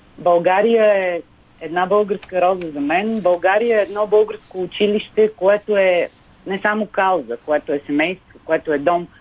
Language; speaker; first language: Bulgarian; native; Bulgarian